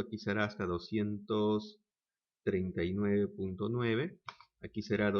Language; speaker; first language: Spanish; native; Spanish